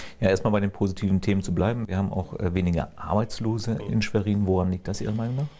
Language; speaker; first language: German; native; German